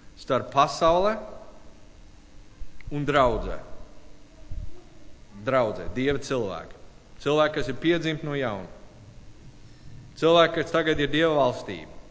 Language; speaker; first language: Latvian; non-native, learner; English